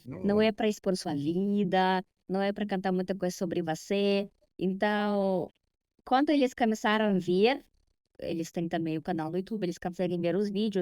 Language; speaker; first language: Portuguese; non-native, fluent; Russian